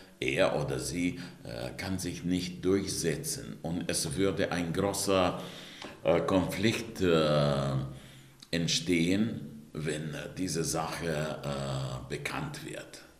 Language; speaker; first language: German; non-native, fluent; Romanian